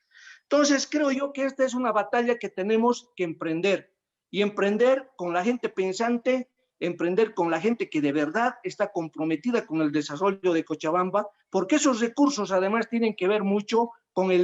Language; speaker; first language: Spanish; native; Spanish